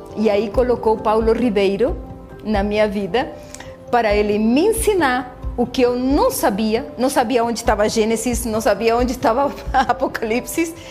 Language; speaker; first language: Portuguese; non-native, fluent; Spanish